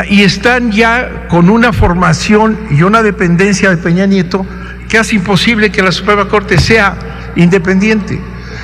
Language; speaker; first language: Spanish; native; Spanish